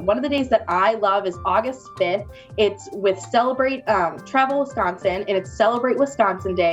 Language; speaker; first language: English; native; English